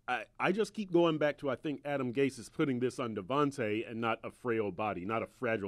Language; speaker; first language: English; native; English